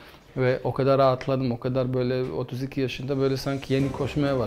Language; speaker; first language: Turkish; non-native, fluent; Bosnian